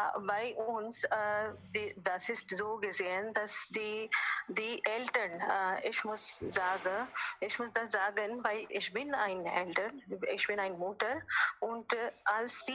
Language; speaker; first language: German; non-native, learner; Hindi